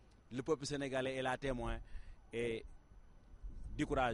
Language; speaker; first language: French; non-native, local second language; Wolof